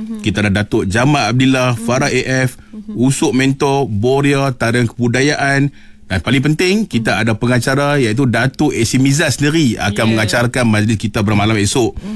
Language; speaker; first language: Malay; native; Malay